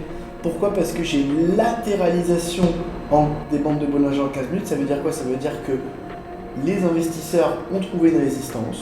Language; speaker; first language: French; native; French